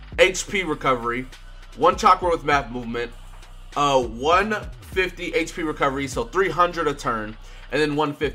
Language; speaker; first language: English; native; English